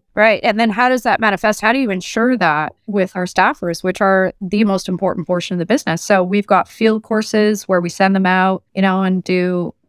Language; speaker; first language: English; native; English